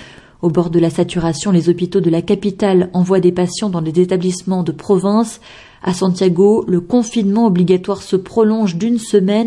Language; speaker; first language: French; native; French